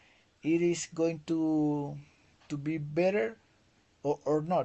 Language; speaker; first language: English; non-native, fluent; Spanish